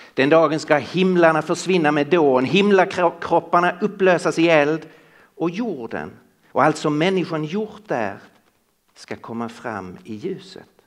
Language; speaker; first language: Swedish; native; Swedish